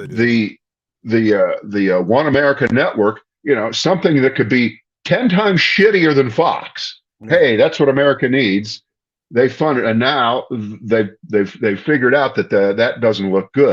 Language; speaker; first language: English; native; English